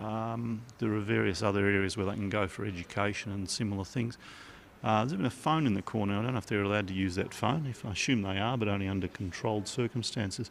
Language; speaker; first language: English; native; English